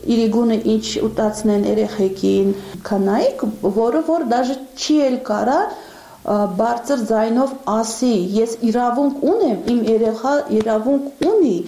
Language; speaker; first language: Armenian; non-native, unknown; Uzbek